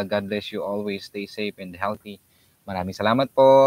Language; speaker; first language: English; non-native, local second language; Filipino